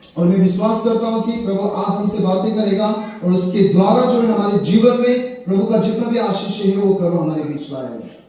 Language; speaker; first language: Hindi; non-native, local second language; Nepali